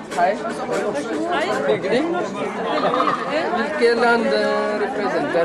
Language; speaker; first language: Norwegian; non-native, learner; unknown